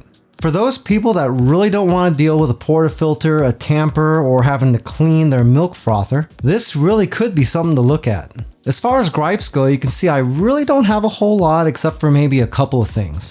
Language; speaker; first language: English; native; English